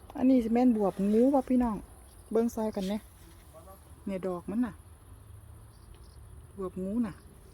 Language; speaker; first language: Thai; native; Thai